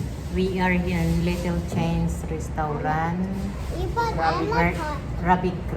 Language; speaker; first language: English; non-native, learner; Filipino